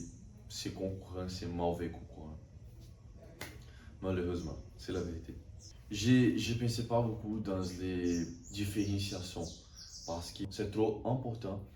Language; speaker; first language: French; non-native, learner; Portuguese